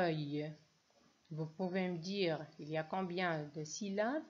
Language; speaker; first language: French; non-native, local second language; Arabic